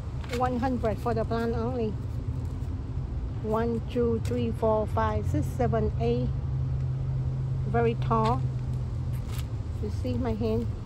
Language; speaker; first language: English; non-native, learner; Vietnamese